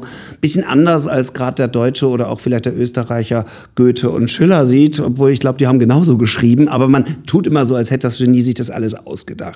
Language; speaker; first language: German; native; German